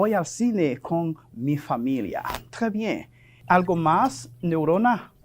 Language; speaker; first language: Spanish; non-native, fluent; French